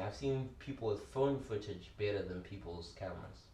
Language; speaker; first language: English; early bilingual, other home language; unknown